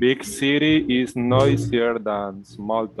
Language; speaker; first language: English; non-native, learner; Spanish